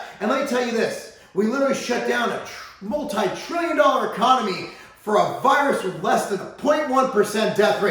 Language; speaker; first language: English; native; English